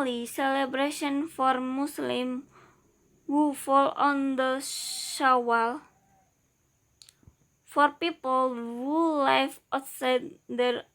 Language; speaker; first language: English; non-native, learner; Indonesian